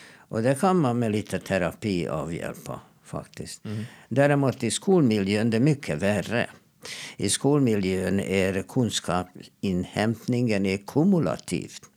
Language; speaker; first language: Swedish; non-native, fluent; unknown